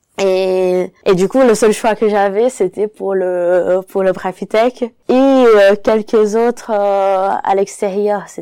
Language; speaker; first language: French; non-native, fluent; Portuguese